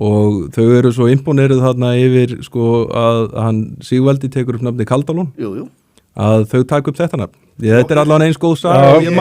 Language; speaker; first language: Icelandic; native; Icelandic